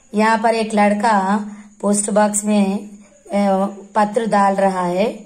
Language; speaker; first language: Hindi; non-native, local second language; Telugu